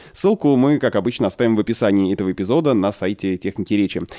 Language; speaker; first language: Russian; native; Russian